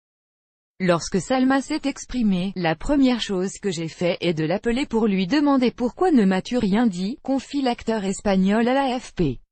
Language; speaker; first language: French; native; French